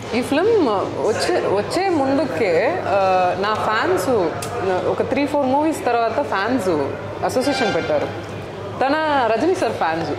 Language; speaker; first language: Telugu; non-native, learner; Tamil